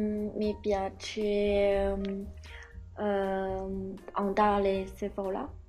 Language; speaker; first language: Italian; non-native, learner; Chinese